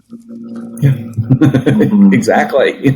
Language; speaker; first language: English; native; English